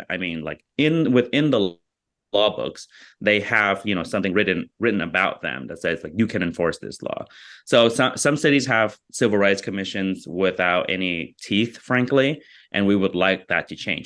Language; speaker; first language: English; early bilingual, other home language; Vietnamese